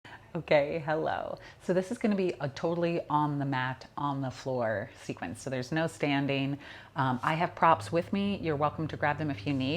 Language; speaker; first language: English; native; English